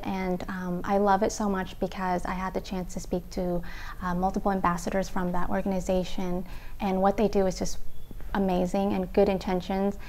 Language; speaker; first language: English; early bilingual, other home language; Vietnamese